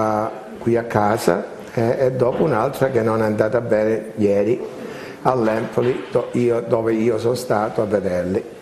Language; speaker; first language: Italian; early bilingual, heritage; Italian